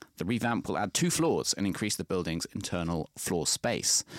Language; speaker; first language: English; native; English